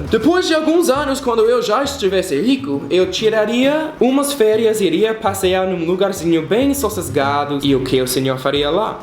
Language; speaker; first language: Portuguese; non-native, fluent; English